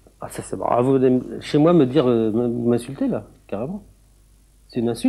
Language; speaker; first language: French; native; French